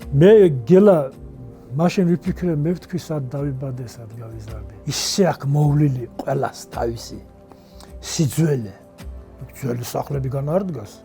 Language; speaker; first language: Georgian; non-native, local second language; Svan